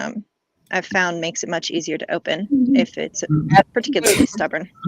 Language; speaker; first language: English; native; English